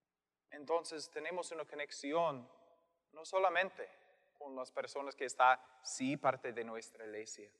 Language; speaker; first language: Spanish; non-native, fluent; English